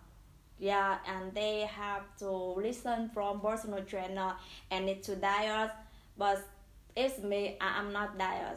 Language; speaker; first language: English; non-native, learner; Vietnamese